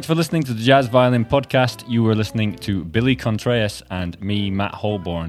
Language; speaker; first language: English; native; English